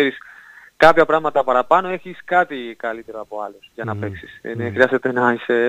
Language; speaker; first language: Greek; non-native, learner; Spanish